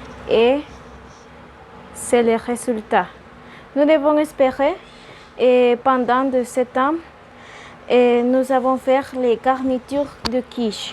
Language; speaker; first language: French; non-native, learner; Spanish